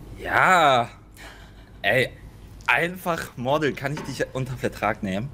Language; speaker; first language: German; native; German